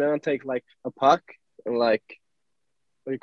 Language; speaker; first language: English; non-native, fluent; Swedish